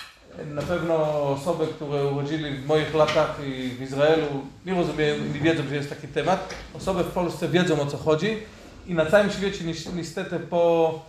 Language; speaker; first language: Polish; non-native, fluent; Hebrew